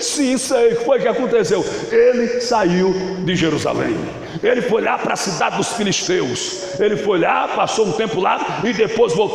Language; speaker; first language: Portuguese; native; Portuguese